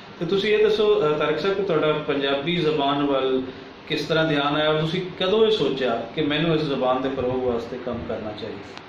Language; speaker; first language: Punjabi; native; Punjabi